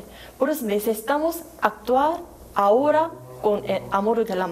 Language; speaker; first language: Spanish; non-native, learner; Korean